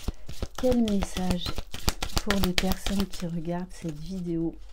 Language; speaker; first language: French; native; French